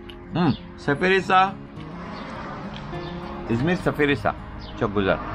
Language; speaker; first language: Turkish; non-native, learner; Hindi